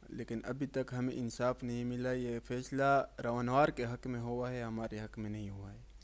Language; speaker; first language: Urdu; non-native, local second language; Pashto